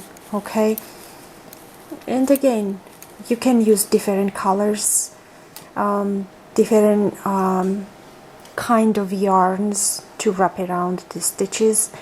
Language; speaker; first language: English; non-native, fluent; Georgian